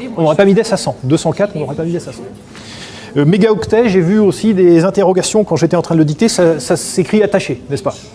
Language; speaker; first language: French; native; French